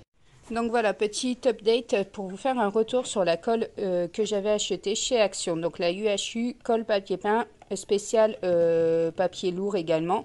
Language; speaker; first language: French; native; French